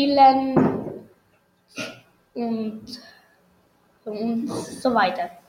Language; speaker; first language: German; non-native, learner; Polish